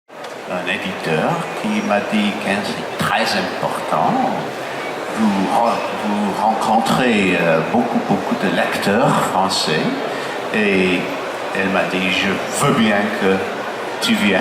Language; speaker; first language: French; non-native, fluent; English